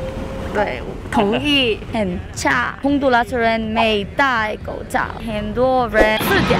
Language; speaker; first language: Chinese; non-native, learner; Spanish